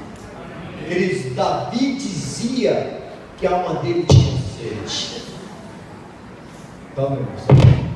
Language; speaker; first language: Portuguese; native; Portuguese